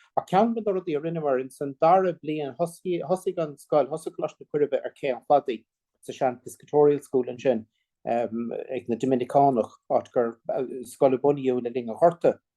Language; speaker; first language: Irish; non-native, local second language; English